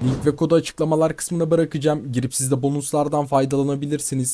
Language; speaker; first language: Turkish; native; Turkish